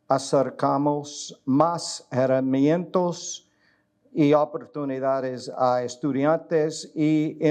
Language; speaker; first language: Spanish; non-native, learner; English